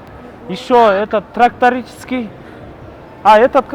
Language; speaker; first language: Russian; non-native, local second language; Kyrgyz